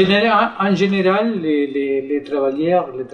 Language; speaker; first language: French; non-native, learner; Spanish